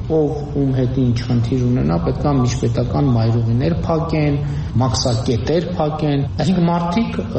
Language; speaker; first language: Armenian; native; Armenian